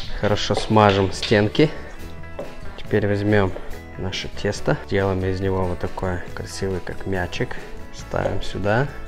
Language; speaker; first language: Russian; early bilingual, heritage; Russian